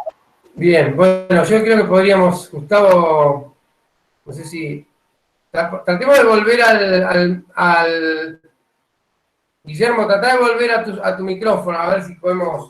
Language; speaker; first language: Spanish; native; Spanish